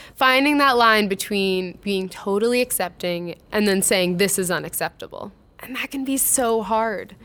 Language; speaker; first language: English; native; English